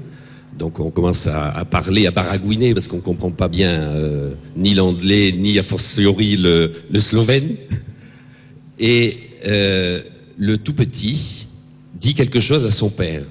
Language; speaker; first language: French; native; French